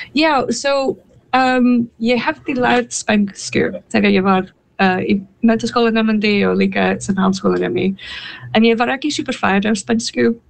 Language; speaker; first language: Icelandic; non-native, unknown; English